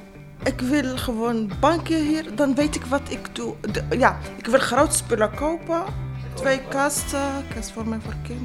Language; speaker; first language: Dutch; non-native, learner; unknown